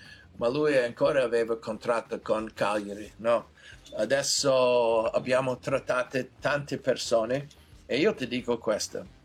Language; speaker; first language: Italian; non-native, fluent; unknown